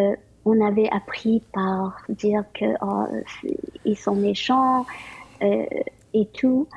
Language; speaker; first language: French; early bilingual, other home language; Vietnamese